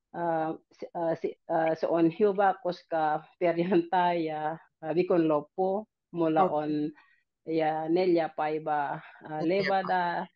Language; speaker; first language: Finnish; non-native, learner; Filipino